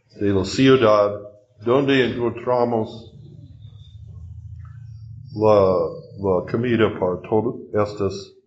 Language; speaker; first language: Spanish; non-native, learner; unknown